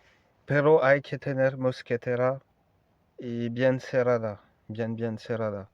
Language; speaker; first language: Spanish; non-native, learner; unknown